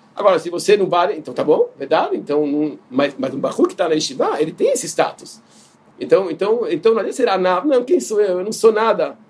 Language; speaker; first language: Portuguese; non-native, fluent; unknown